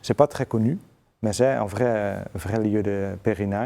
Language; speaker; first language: French; non-native, fluent; Dutch